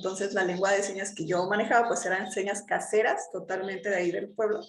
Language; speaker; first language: Spanish; native; Spanish